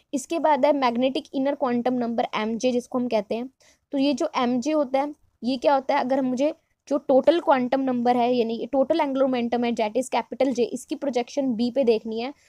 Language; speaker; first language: Hindi; non-native, local second language; Punjabi